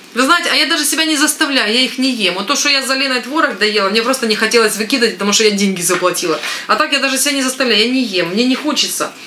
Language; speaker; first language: Russian; native; Russian